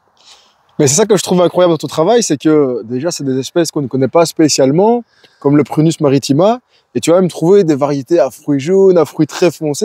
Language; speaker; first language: French; native; French